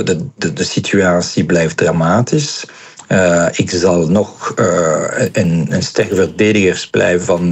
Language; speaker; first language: Dutch; non-native, local second language; French